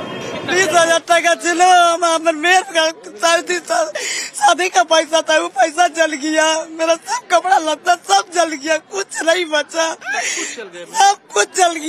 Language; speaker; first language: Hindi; non-native, local second language; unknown